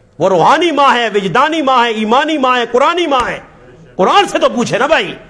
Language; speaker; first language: Urdu; non-native, local second language; Northern Hindko